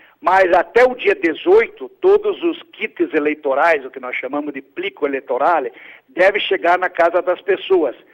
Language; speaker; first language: Portuguese; early bilingual, other home language; Italian